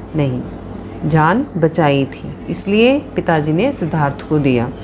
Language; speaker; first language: Hindi; non-native, local second language; Punjabi